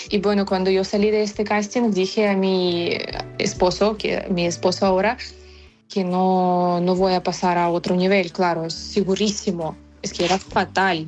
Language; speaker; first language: Spanish; non-native, fluent; Ukrainian